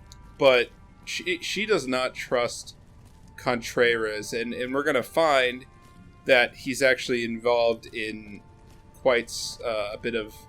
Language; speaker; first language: English; native; English